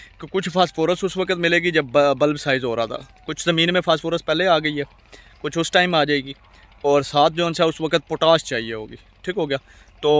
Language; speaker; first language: Urdu; non-native, local second language; Punjabi